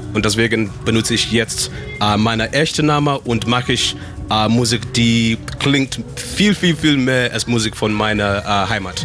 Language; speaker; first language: German; non-native, learner; Shona